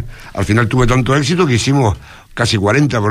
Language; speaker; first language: Spanish; native; Spanish